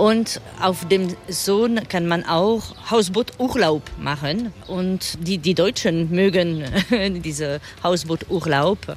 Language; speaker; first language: German; non-native, fluent; French